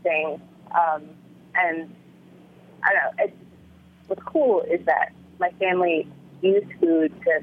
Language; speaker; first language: English; early bilingual, other home language; Vietnamese